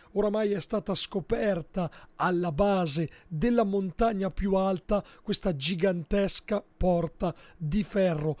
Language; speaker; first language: Italian; native; Italian